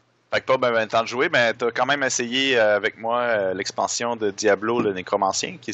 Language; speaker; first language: French; native; French